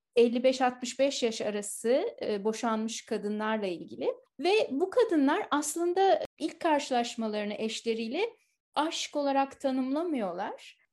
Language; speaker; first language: Turkish; native; Turkish